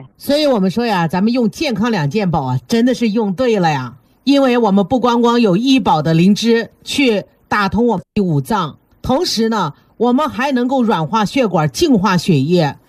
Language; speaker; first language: Chinese; native; Chinese